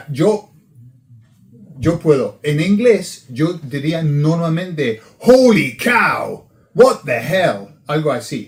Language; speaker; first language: Spanish; non-native, fluent; English